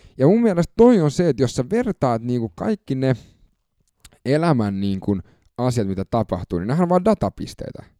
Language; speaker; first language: Finnish; native; Finnish